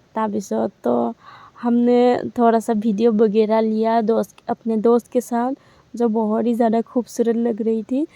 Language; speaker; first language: Hindi; non-native, local second language; Assamese